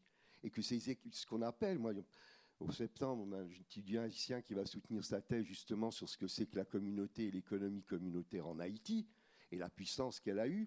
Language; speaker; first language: French; native; French